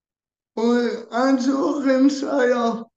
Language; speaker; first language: French; early bilingual, other home language; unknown